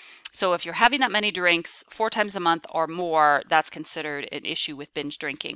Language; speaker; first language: English; native; English